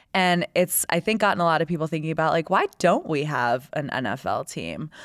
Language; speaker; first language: English; native; English